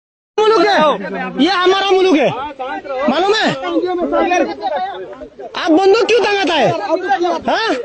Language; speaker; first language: Hindi; non-native, learner; Bangla